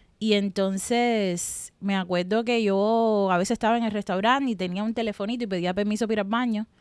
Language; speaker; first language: Spanish; native; Spanish